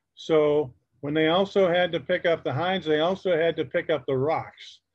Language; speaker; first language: English; native; English